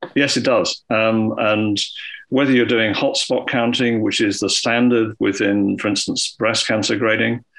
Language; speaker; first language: English; native; English